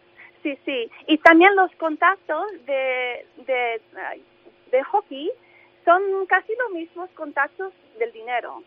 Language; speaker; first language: Spanish; early bilingual, heritage; English